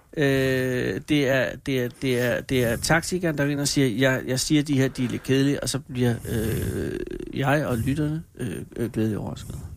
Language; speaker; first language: Danish; native; Danish